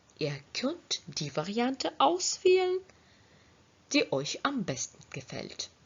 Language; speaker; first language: German; non-native, fluent; Ukrainian